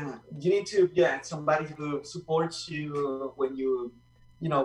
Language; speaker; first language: English; non-native, fluent; Spanish